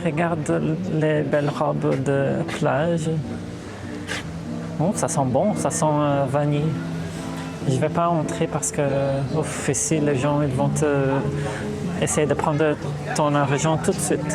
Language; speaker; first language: French; non-native, fluent; Portuguese